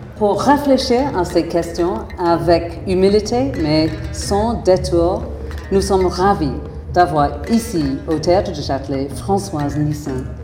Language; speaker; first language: French; non-native, fluent; English